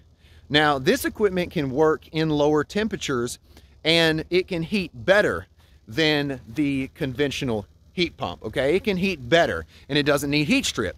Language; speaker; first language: English; native; English